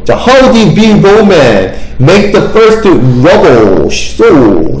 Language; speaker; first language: English; non-native, fluent; Korean